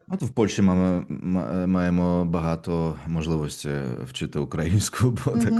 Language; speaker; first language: Ukrainian; non-native, fluent; Russian